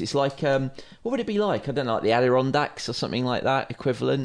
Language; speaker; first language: English; native; English